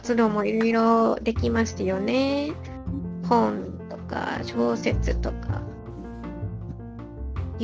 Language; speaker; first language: Japanese; non-native, learner; Malay